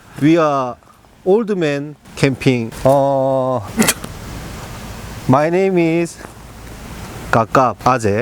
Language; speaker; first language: English; non-native, learner; Korean